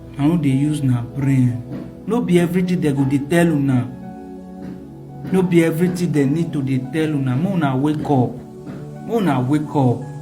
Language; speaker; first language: Nigerian Pidgin; non-native, local second language; Bini